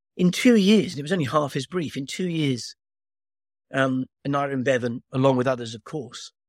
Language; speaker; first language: English; native; English